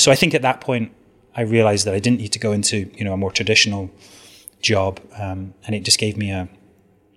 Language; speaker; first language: English; native; English